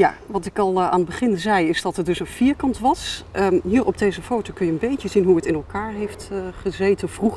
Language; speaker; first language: Dutch; native; Dutch